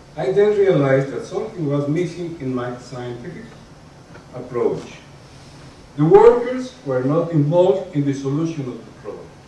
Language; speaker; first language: English; non-native, fluent; Spanish